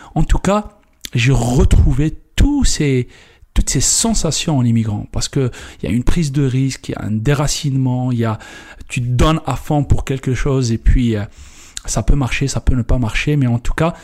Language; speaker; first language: French; non-native, local second language; Kabyle